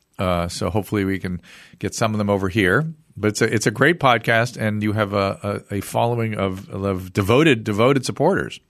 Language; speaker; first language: English; native; English